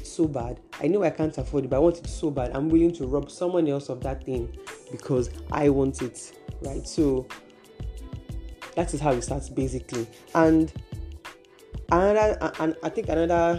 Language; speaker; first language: English; non-native, local second language; Yoruba